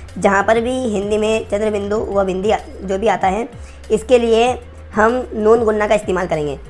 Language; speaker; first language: Hindi; native; Hindi